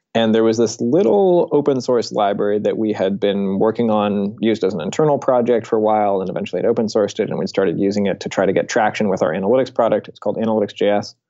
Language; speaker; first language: English; native; English